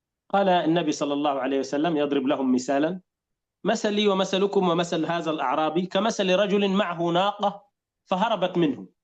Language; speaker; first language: Arabic; native; Arabic